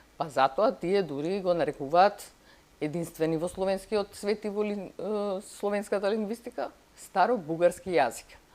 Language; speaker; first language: Macedonian; native; Macedonian